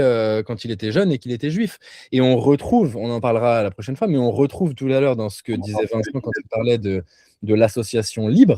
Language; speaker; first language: French; native; French